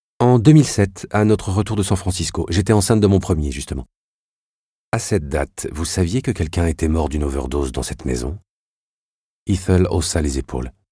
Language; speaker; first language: French; native; French